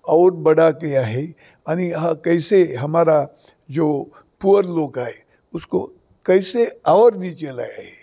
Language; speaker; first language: Hindi; non-native, local second language; Konkani